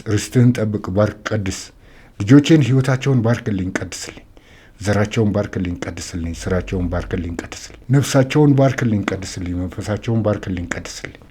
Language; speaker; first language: Amharic; native; Amharic